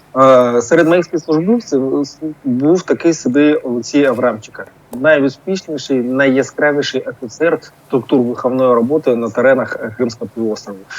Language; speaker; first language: Ukrainian; non-native, local second language; Russian